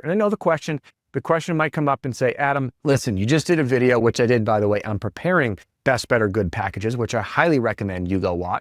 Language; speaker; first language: English; native; English